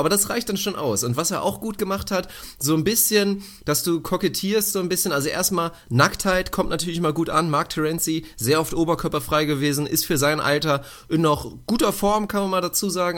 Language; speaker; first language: German; native; German